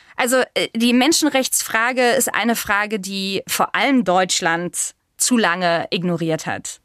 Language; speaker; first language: German; native; German